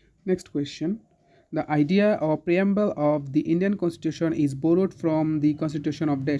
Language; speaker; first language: English; non-native, local second language; Bangla